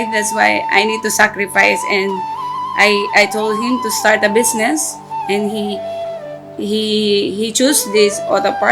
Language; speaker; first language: English; non-native, local second language; Filipino